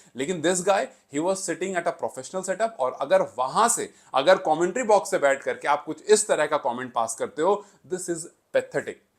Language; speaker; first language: Hindi; native; Hindi